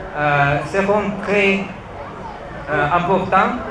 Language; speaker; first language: French; non-native, fluent; Russian